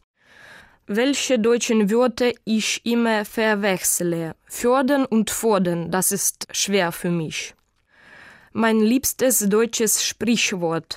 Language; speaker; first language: German; non-native, learner; Ukrainian